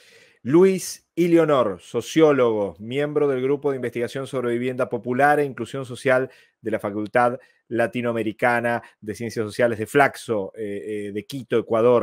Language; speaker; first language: Spanish; native; Spanish